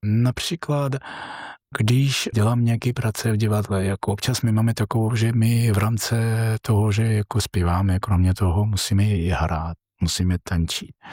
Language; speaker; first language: Czech; non-native, fluent; Georgian